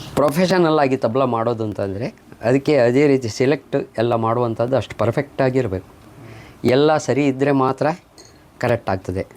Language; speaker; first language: Kannada; native; Kannada